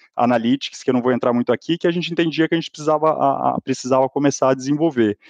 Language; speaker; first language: Portuguese; native; Portuguese